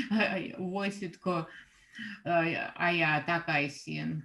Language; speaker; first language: Finnish; non-native, learner; Russian